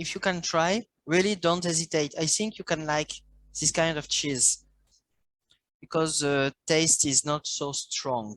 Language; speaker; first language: English; non-native, learner; French